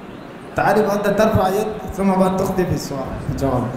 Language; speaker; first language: Arabic; non-native, fluent; Urdu